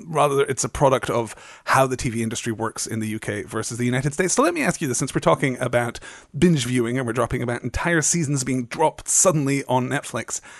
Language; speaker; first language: English; native; English